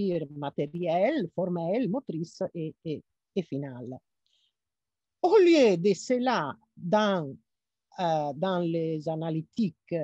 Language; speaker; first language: French; non-native, fluent; Italian